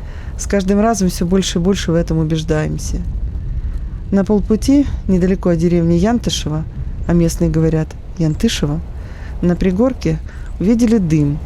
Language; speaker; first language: Russian; native; Russian